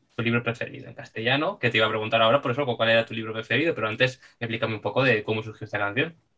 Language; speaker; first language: Spanish; native; Spanish